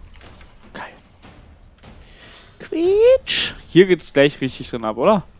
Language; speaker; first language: German; native; German